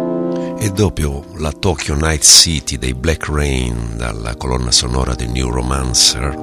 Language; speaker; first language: Italian; native; Italian